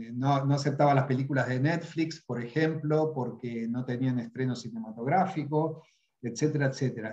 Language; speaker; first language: Spanish; native; Spanish